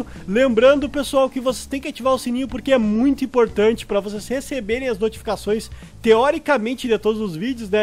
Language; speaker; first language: Portuguese; native; Portuguese